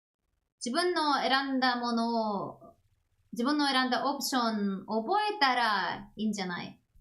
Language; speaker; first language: Japanese; non-native, learner; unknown